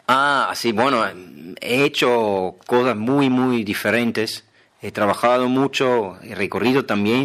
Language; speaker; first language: Spanish; non-native, fluent; German